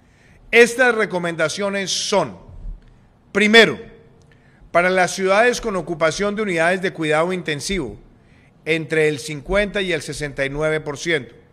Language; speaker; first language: Spanish; native; Spanish